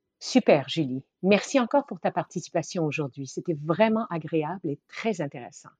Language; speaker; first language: French; native; French